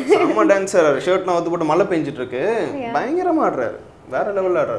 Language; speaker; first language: Tamil; native; Tamil